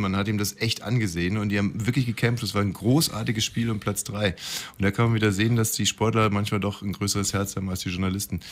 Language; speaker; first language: German; native; German